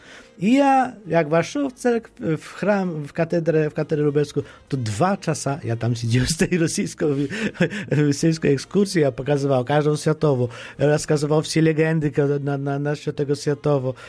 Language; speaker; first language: Polish; non-native, fluent; Ukrainian